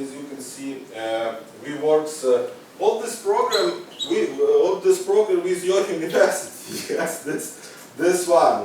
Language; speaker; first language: English; non-native, learner; Ukrainian